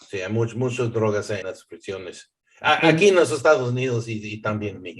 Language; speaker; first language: Spanish; early bilingual, heritage; English